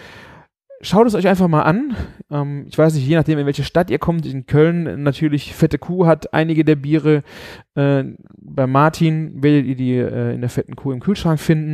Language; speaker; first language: German; native; German